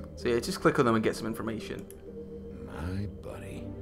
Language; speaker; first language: English; native; English